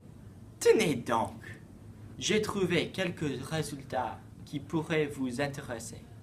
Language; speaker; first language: French; non-native, learner; English